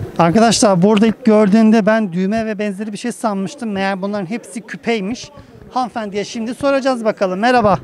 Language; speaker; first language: Turkish; native; Turkish